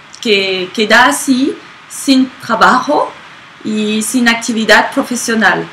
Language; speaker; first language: Spanish; non-native, fluent; French